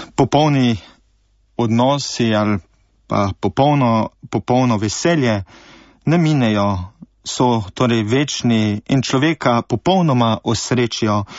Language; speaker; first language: Slovenian; early bilingual, heritage; Slovenian